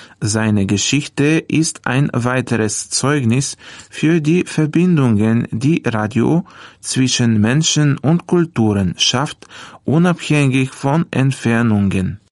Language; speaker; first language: German; non-native, fluent; Bulgarian